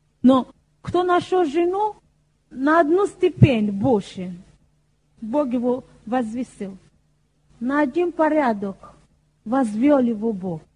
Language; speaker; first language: Russian; non-native, fluent; Yoruba